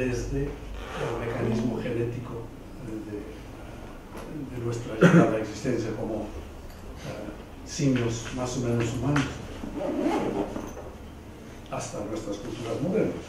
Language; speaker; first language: Spanish; non-native, fluent; English